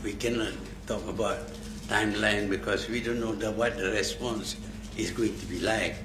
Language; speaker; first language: English; non-native, local second language; Malay